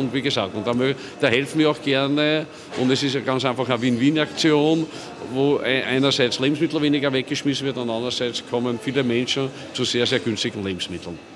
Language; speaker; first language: German; native; German